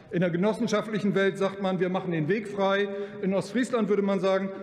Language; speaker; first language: German; non-native, local second language; Low German